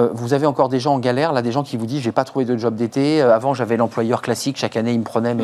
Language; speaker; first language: French; native; French